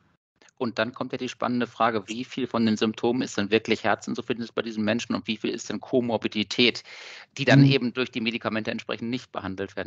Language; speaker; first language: German; native; German